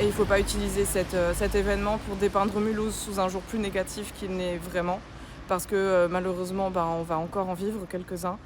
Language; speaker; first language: French; native; French